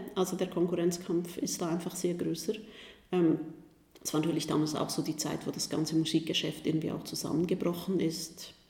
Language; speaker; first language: German; native; German